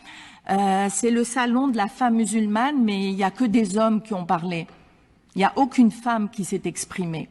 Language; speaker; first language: French; non-native, local second language; Arabic